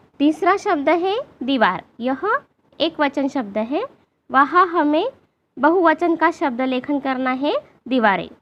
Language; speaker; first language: Hindi; non-native, local second language; Marathi